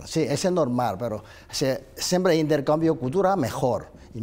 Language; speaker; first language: Spanish; non-native, learner; Chinese